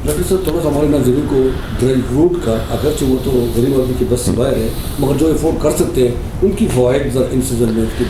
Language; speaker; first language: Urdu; non-native, local second language; Khowar